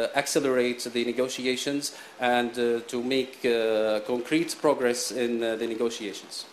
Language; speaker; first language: English; non-native, fluent; Arabic